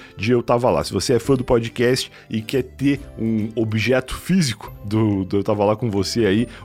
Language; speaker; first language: Portuguese; native; Portuguese